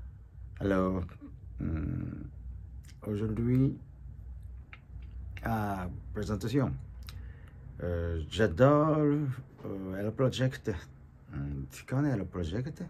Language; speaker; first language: French; non-native, learner; Japanese